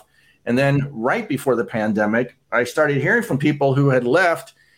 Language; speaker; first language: English; native; English